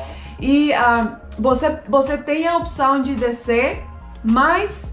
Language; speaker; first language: Portuguese; non-native, fluent; Spanish